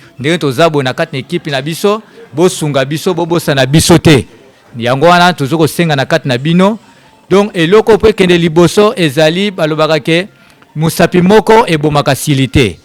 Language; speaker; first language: Lingala; native; Lingala